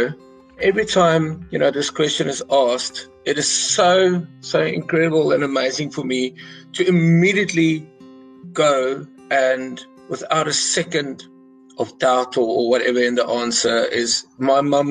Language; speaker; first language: English; non-native, local second language; Afrikaans